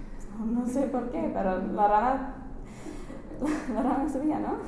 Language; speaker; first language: Spanish; non-native, learner; English